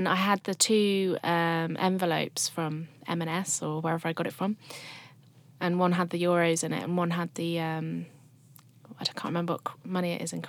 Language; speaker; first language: English; native; English